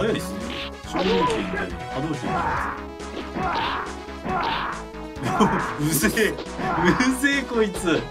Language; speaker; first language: Japanese; native; Japanese